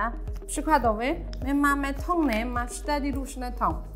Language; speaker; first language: Polish; non-native, learner; Chinese